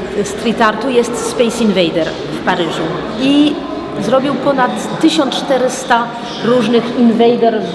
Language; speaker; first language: Polish; early bilingual, heritage; French